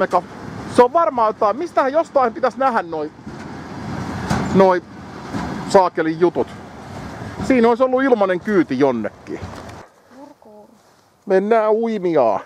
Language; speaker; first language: Finnish; native; Finnish